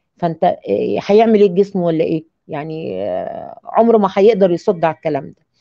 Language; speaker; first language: Arabic; native; Arabic